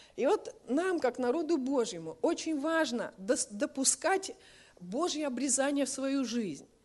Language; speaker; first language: Russian; native; Russian